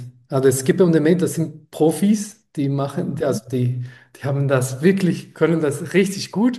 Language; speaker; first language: German; non-native, fluent; Spanish